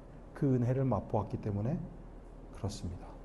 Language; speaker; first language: Korean; native; Korean